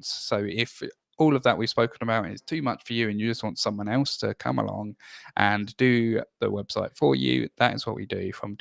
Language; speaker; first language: English; native; English